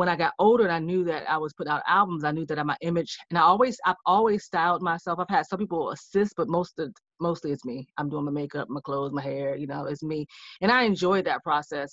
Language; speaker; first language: English; native; English